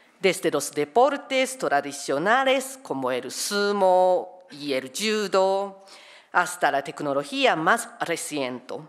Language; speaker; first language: Spanish; non-native, fluent; Japanese